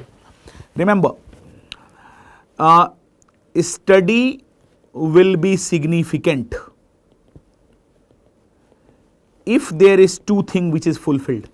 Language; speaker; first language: English; non-native, local second language; Hindi